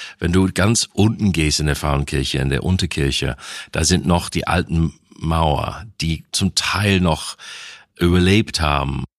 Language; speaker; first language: German; non-native, fluent; English